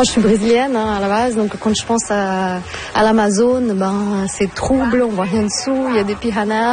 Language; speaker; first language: French; non-native, fluent; Portuguese